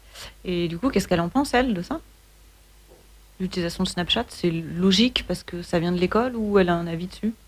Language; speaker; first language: French; native; French